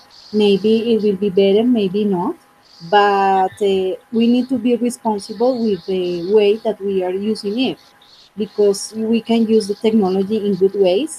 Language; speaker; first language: English; non-native, fluent; Spanish